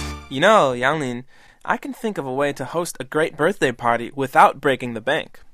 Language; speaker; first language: English; native; English